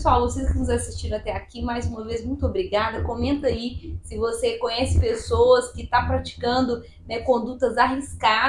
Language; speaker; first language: Portuguese; native; Portuguese